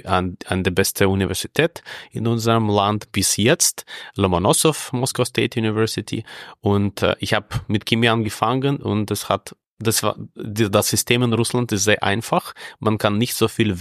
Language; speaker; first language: German; non-native, fluent; Russian